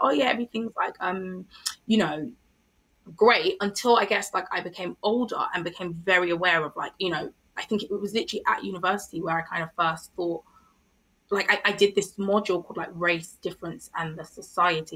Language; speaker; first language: English; native; English